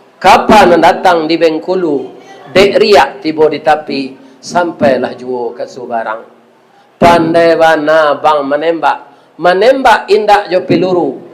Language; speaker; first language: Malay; non-native, local second language; Minangkabau